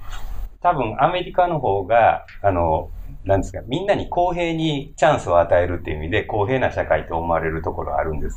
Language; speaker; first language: Japanese; native; Japanese